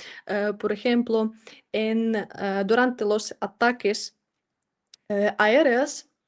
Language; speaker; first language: Spanish; non-native, fluent; Ukrainian